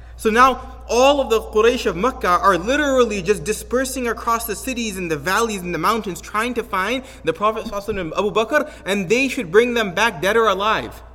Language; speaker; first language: English; native; English